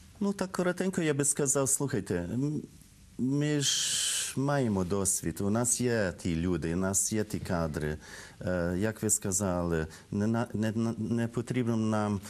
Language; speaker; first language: Ukrainian; early bilingual, heritage; Ukrainian